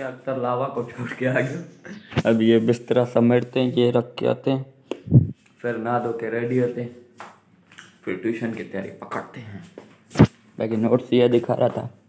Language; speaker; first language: Urdu; non-native, local second language; Punjabi